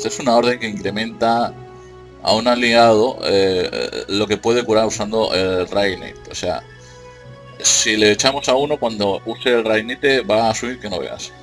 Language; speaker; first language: Spanish; native; Spanish